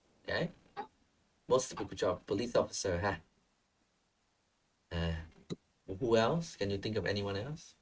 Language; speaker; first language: English; non-native, fluent; Vietnamese